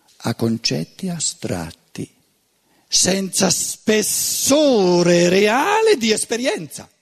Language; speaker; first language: Italian; native; Italian